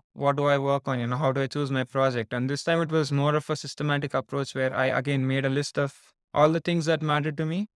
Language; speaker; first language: English; non-native, local second language; Telugu